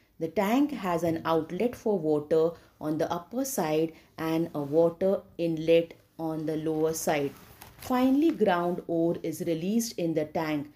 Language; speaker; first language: English; non-native, local second language; Marathi